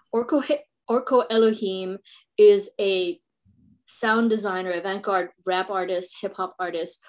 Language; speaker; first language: English; non-native, local second language; Filipino